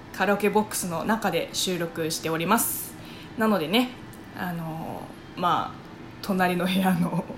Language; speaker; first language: Japanese; non-native, fluent; Chinese